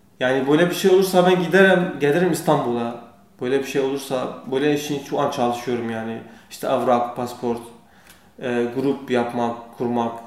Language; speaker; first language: Turkish; non-native, learner; Kurdish